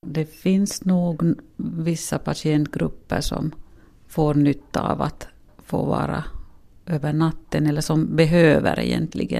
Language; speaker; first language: Swedish; non-native, local second language; Finnish